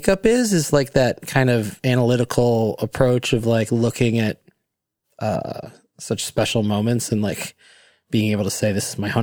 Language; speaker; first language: English; native; English